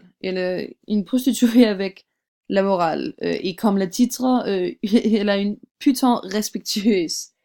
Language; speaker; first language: French; non-native, learner; English